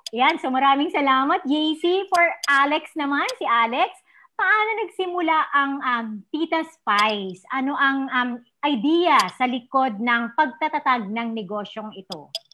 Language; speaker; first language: Filipino; native; Filipino